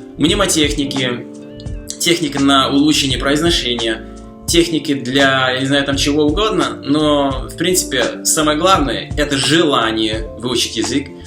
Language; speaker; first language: Russian; non-native, fluent; Slovak